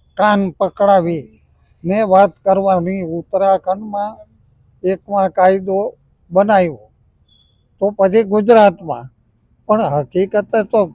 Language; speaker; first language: Gujarati; native; Gujarati